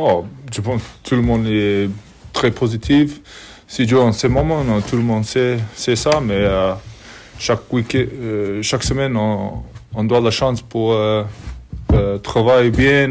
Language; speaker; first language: French; non-native, learner; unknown